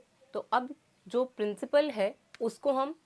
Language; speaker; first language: Hindi; native; Hindi